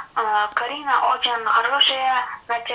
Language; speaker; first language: Russian; non-native, learner; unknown